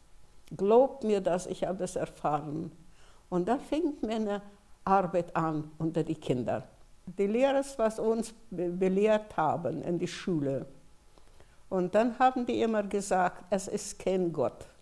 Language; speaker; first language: German; early bilingual, heritage; German